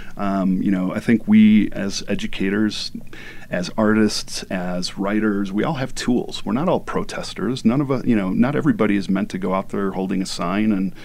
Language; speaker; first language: English; native; English